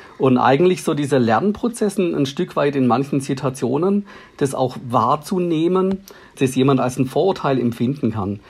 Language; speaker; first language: German; native; German